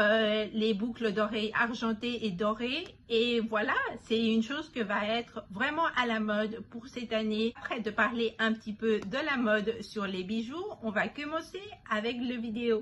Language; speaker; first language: French; non-native, fluent; Spanish